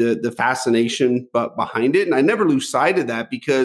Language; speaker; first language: English; native; English